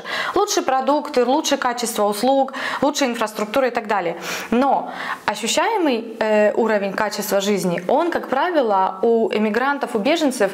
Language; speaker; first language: Russian; native; Russian